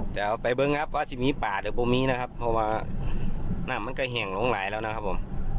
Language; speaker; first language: Thai; non-native, local second language; Lao